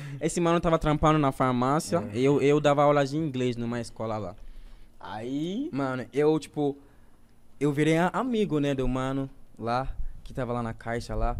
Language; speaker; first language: Portuguese; non-native, fluent; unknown